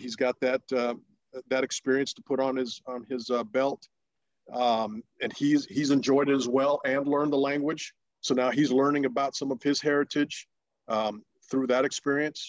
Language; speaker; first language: English; non-native, fluent; Russian